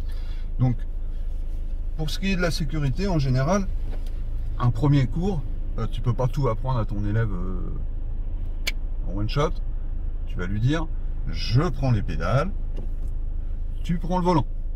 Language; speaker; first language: French; native; French